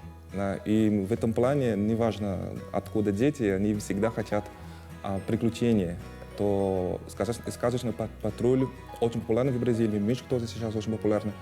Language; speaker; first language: Russian; non-native, fluent; Portuguese